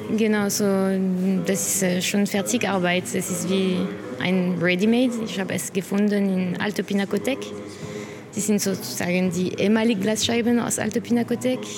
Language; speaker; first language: German; non-native, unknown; French